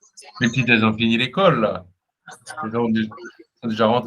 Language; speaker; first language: French; native; French